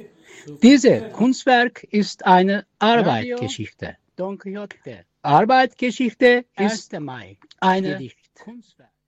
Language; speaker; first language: German; non-native, learner; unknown